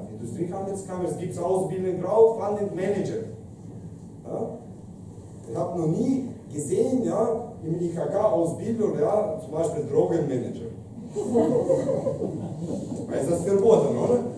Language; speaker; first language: German; non-native, fluent; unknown